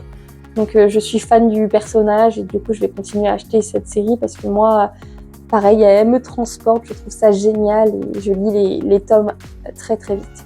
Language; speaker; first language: French; native; French